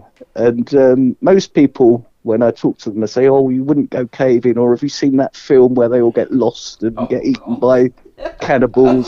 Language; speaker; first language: English; native; English